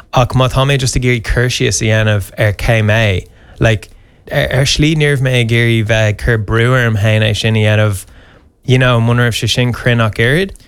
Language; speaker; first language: Irish; non-native, local second language; English